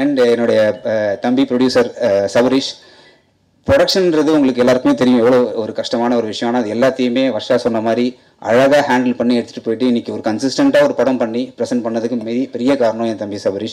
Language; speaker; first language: Tamil; native; Tamil